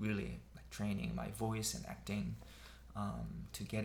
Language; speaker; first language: English; non-native, fluent; Korean